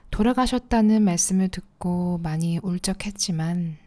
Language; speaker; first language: Korean; native; Korean